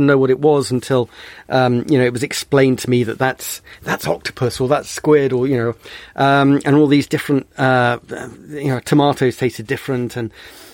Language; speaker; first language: English; native; English